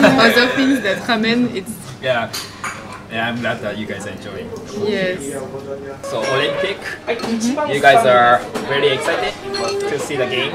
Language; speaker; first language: English; non-native, fluent; Japanese